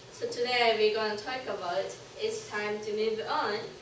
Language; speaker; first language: English; non-native, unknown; Japanese